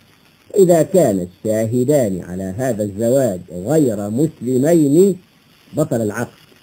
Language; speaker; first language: Arabic; native; Arabic